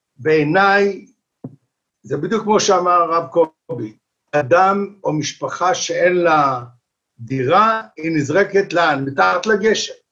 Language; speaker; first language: Hebrew; early bilingual, other home language; Arabic